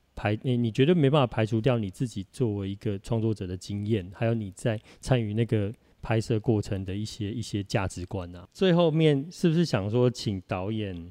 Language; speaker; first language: Chinese; native; Chinese